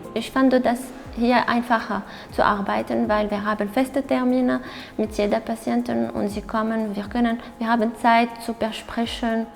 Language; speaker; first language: German; non-native, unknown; Arabic